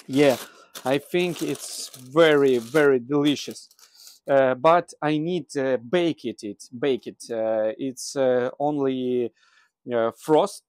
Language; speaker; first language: English; non-native, learner; Russian